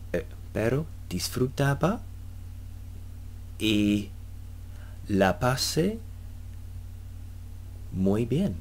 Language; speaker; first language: Spanish; non-native, learner; English